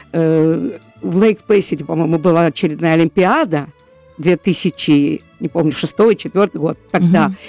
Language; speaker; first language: Russian; native; Russian